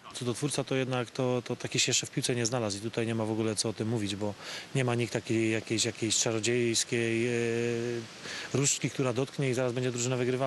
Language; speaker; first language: Polish; native; Polish